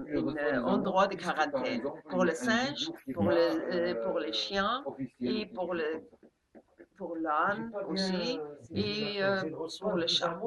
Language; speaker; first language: French; non-native, learner; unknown